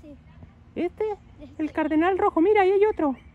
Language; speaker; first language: Spanish; native; Spanish